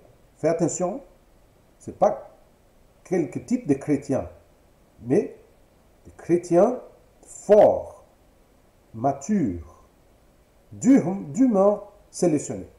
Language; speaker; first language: French; non-native, fluent; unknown